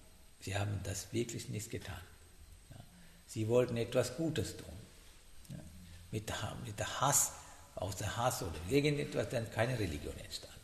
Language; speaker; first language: German; non-native, learner; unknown